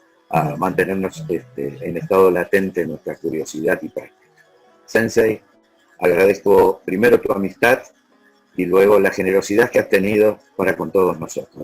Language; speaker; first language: Spanish; native; Spanish